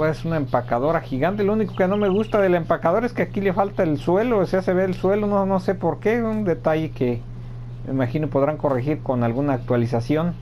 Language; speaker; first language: Spanish; native; Spanish